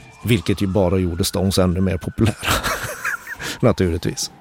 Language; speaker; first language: Swedish; native; Swedish